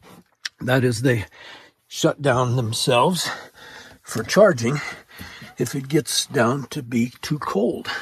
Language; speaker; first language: English; native; English